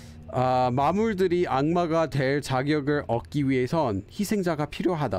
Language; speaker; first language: Korean; non-native, fluent; English